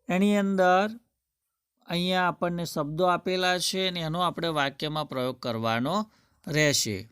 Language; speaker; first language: Hindi; non-native, local second language; Gujarati